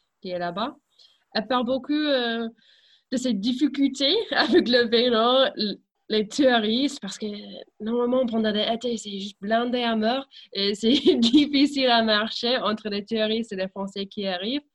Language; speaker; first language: French; non-native, fluent; English